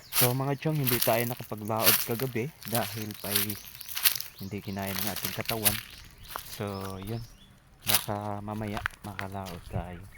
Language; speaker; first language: Filipino; non-native, local second language; Cebuano